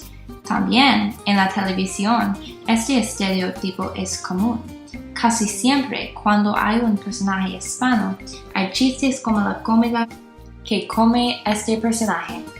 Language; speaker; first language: Spanish; non-native, learner; English